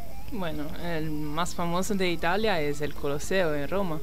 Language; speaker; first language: Spanish; non-native, learner; Italian